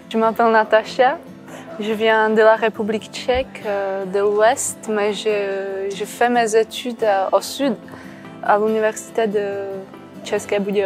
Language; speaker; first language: French; non-native, fluent; Czech